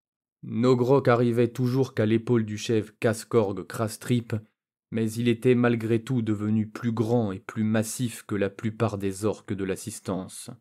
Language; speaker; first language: French; native; French